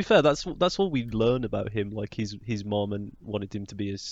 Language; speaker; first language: English; native; English